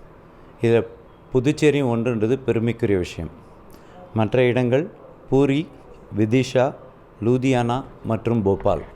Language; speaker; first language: Tamil; native; Tamil